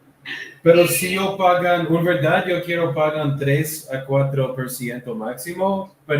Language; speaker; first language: Spanish; non-native, learner; English